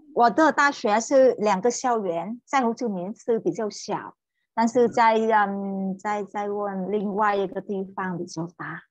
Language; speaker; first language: Chinese; non-native, fluent; Vietnamese